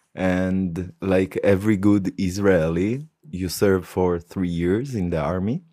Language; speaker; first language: English; non-native, fluent; Hebrew